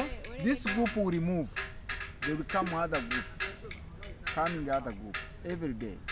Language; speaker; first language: English; non-native, local second language; Swahili